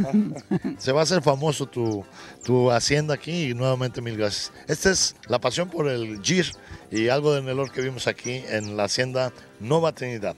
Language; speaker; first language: Spanish; native; Spanish